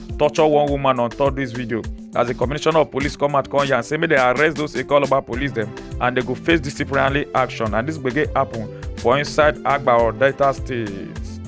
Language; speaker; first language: Nigerian Pidgin; native; Nigerian Pidgin